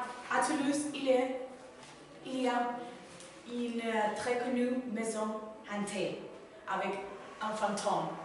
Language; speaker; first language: French; non-native, learner; Spanish